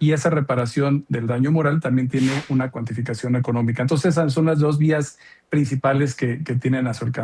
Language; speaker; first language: Spanish; native; Spanish